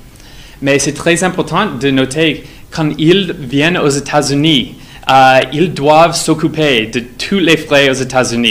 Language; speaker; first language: French; non-native, fluent; English